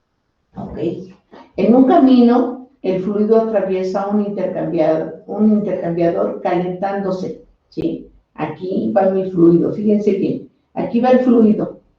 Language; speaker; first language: Spanish; native; Spanish